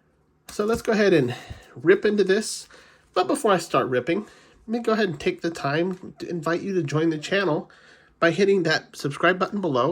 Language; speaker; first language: English; native; English